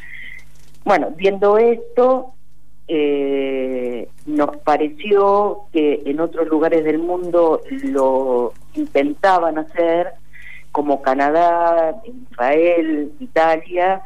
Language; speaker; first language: Spanish; native; Spanish